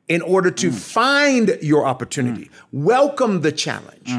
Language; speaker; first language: English; native; English